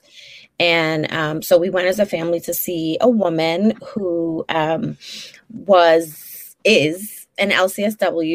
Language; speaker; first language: English; native; English